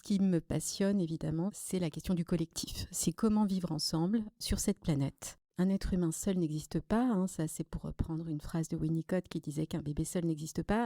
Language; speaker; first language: French; native; French